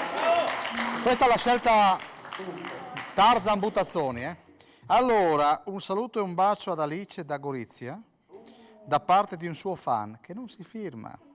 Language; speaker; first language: Italian; native; Italian